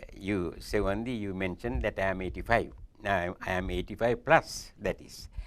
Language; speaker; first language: English; non-native, local second language; Sinhala